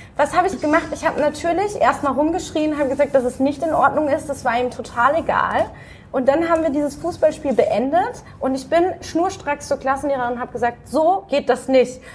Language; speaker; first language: German; native; German